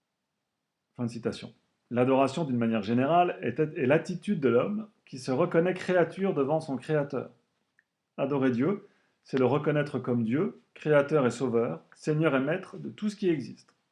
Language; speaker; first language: French; native; French